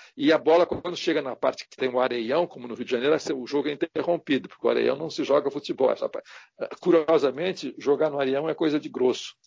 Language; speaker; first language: Portuguese; native; Portuguese